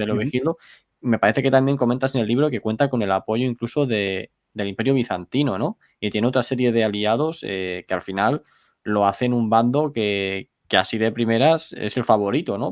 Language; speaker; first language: Spanish; native; Spanish